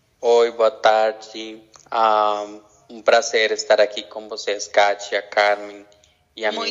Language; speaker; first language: Portuguese; non-native, learner; Spanish